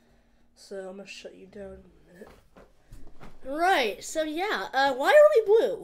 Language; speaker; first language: English; native; English